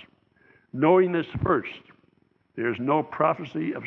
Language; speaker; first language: English; native; English